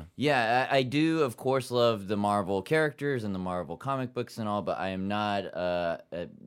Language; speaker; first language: English; early bilingual, other home language; Japanese